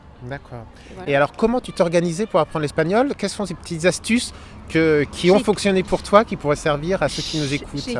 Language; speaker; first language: French; native; French